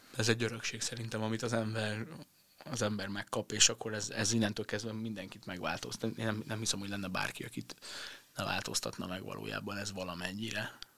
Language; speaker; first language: Hungarian; native; Hungarian